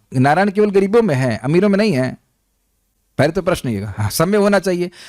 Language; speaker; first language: Hindi; native; Hindi